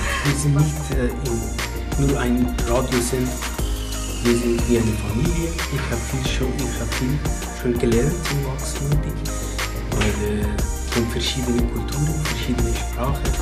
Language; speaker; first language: German; non-native, learner; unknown